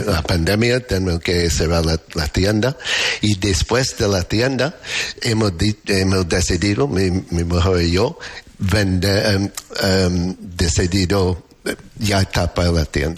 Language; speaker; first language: Spanish; non-native, learner; English